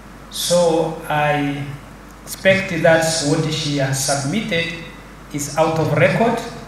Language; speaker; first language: English; non-native, local second language; Swahili